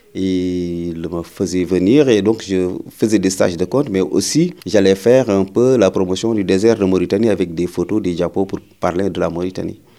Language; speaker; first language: French; non-native, local second language; Wolof